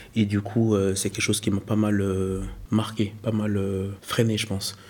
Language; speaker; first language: French; early bilingual, other home language; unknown